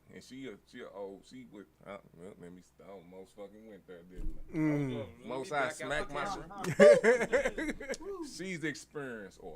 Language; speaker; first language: English; native; English